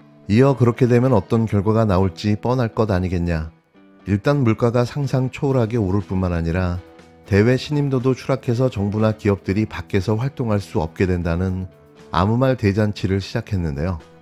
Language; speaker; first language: Korean; native; Korean